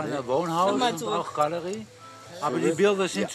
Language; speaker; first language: German; non-native, learner; Dutch